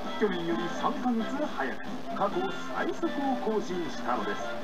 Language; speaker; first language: Japanese; native; Japanese